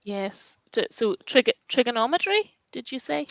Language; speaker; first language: English; native; English